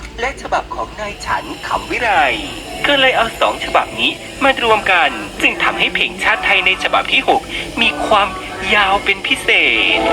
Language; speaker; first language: Thai; native; Thai